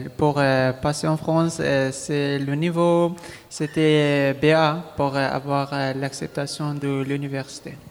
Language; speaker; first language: French; non-native, learner; Kurdish